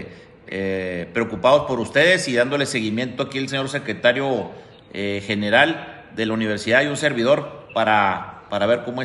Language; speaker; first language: Spanish; native; Spanish